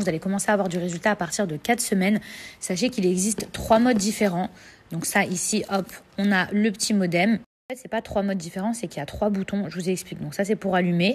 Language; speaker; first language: French; native; French